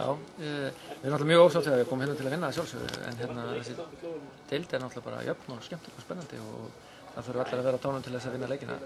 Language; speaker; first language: Icelandic; native; Icelandic